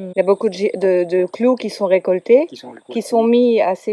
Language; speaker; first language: French; native; French